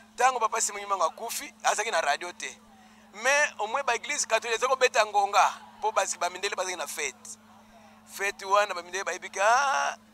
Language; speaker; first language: Lingala; non-native, local second language; Kongo